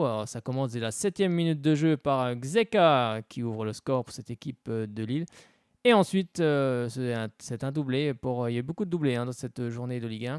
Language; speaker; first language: French; native; French